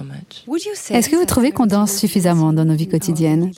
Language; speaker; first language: French; native; French